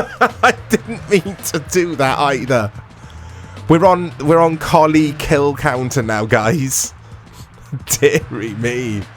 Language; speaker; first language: English; native; English